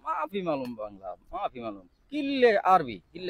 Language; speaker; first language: Arabic; non-native, learner; Bangla